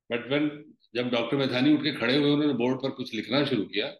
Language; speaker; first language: Hindi; native; Hindi